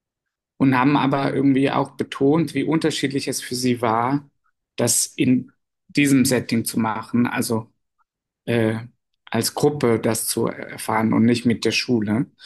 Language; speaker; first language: German; non-native, fluent; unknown